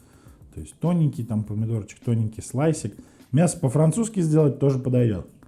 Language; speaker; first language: Russian; native; Russian